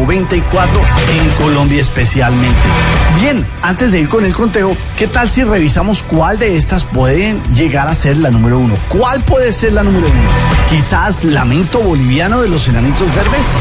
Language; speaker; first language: Spanish; native; Spanish